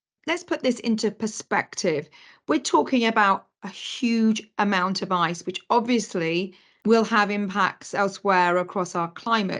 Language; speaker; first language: English; native; English